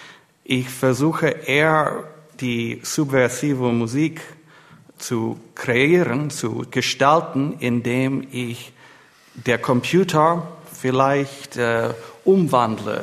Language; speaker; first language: German; non-native, fluent; English